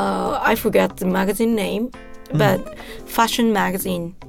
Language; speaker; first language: English; non-native, learner; Japanese